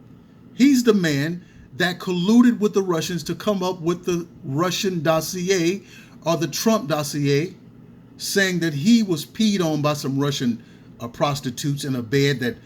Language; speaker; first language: English; native; English